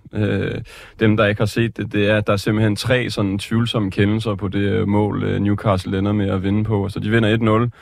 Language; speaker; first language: Danish; native; Danish